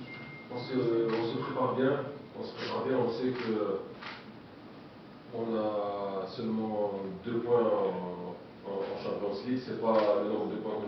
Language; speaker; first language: French; native; French